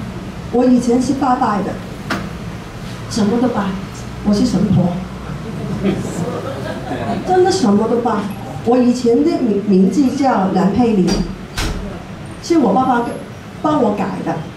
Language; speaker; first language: Chinese; non-native, local second language; Cantonese